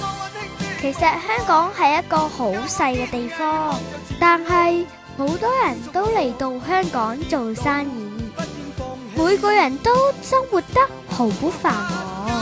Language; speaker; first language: Cantonese; early bilingual, other home language; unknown